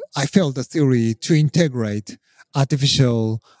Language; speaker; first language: English; non-native, fluent; Japanese